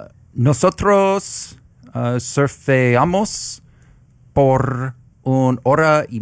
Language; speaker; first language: Spanish; non-native, learner; English